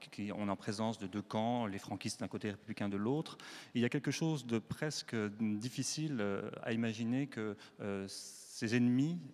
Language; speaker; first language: French; native; French